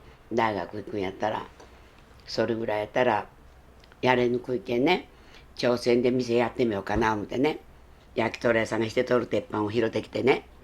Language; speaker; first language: Japanese; native; Japanese